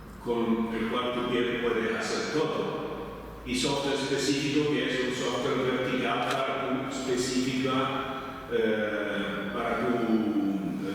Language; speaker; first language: Spanish; non-native, fluent; Italian